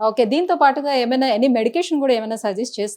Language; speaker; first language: Telugu; native; Telugu